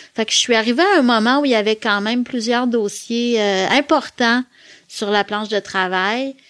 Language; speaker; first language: French; native; French